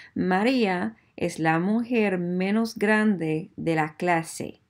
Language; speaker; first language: Spanish; non-native, fluent; English